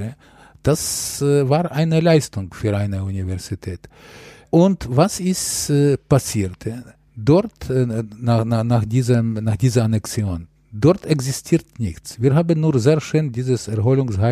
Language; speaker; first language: German; non-native, fluent; Ukrainian